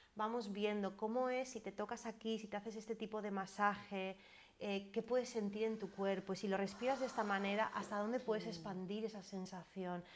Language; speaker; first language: Spanish; native; Spanish